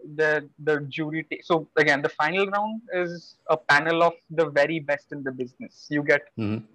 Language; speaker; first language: English; non-native, local second language; Odia